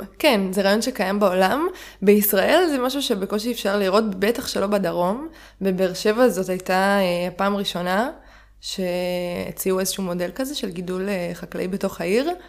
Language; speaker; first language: Hebrew; native; Hebrew